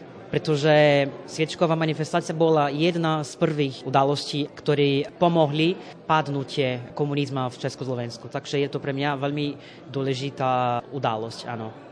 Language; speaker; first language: Slovak; non-native, learner; Italian